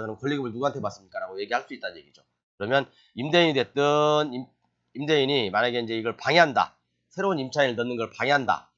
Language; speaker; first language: Korean; native; Korean